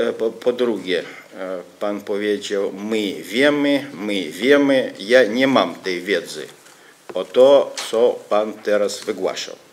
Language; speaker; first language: Polish; non-native, fluent; Russian